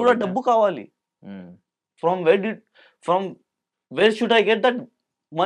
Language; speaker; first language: Telugu; non-native, local second language; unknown